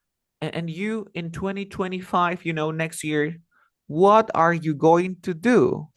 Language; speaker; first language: English; non-native, fluent; Spanish